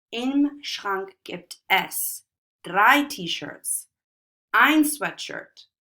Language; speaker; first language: German; non-native, fluent; English